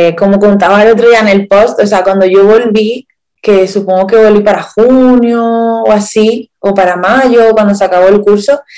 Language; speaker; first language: Spanish; native; Spanish